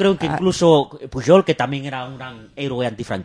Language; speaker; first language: Spanish; native; Spanish